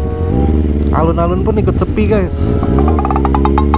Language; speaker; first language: Indonesian; native; Indonesian